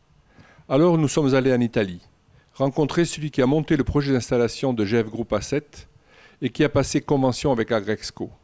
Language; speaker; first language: French; native; French